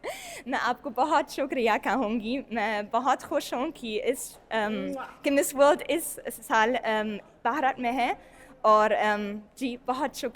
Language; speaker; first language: Hindi; non-native, learner; German